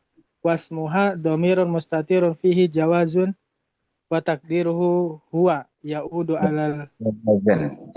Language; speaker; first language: Arabic; non-native, learner; Indonesian